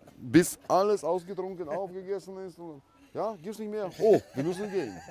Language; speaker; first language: German; non-native, fluent; Russian